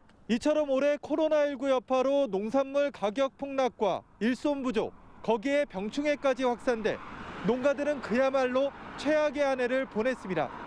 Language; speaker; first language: Korean; native; Korean